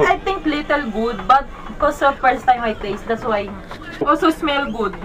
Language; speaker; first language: English; non-native, learner; Filipino